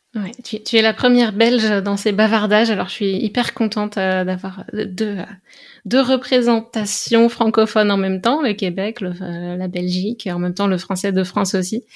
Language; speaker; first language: French; native; French